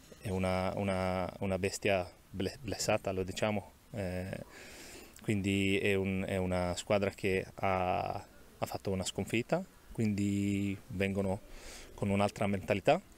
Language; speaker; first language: Italian; non-native, learner; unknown